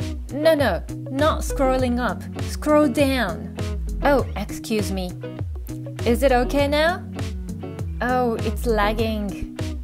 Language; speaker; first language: English; non-native, fluent; Japanese